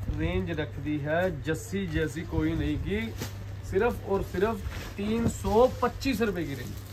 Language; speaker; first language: Hindi; non-native, local second language; Punjabi